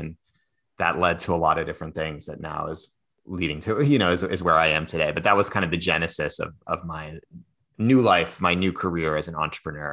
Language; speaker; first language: English; native; English